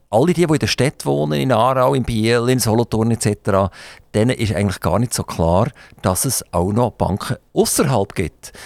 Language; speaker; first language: German; native; German